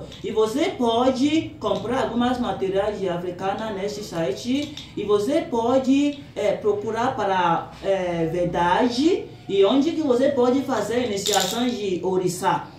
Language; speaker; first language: Portuguese; non-native, local second language; Yoruba